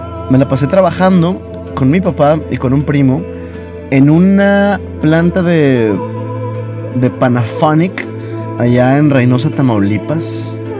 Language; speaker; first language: Spanish; native; Spanish